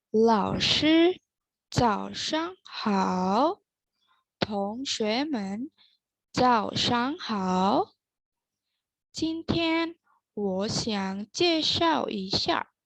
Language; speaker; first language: Chinese; non-native, learner; Indonesian